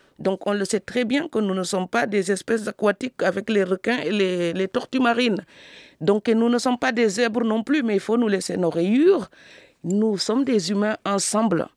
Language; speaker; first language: French; non-native, local second language; Serer